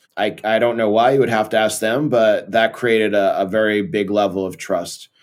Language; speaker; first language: English; early bilingual, other home language; Portuguese